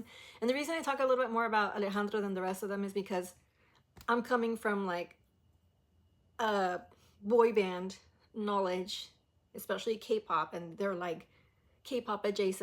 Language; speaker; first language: English; early bilingual, other home language; Spanish